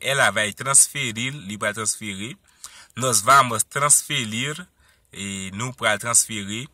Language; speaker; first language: Portuguese; non-native, learner; Haitian Creole